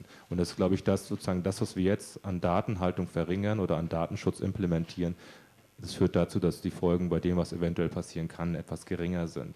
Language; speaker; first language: German; native; German